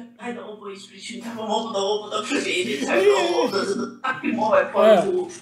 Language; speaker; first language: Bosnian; early bilingual, heritage; English